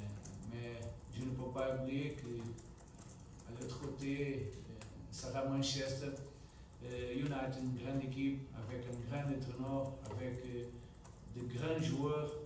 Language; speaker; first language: French; non-native, fluent; Portuguese